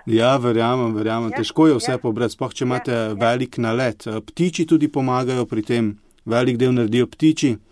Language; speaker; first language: Slovenian; early bilingual, other home language; Bosnian